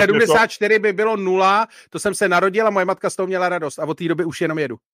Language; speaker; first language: Czech; native; Czech